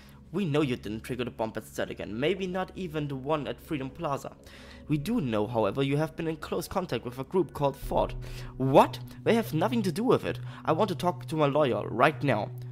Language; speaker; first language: English; non-native, fluent; German